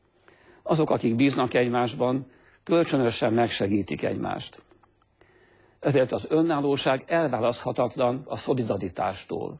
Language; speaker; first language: Hungarian; native; Hungarian